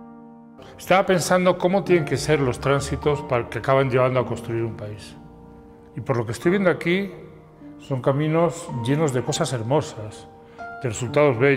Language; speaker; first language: Spanish; native; Spanish